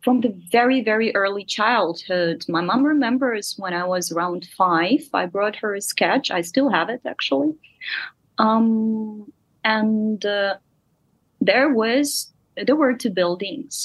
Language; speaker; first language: English; non-native, fluent; Ukrainian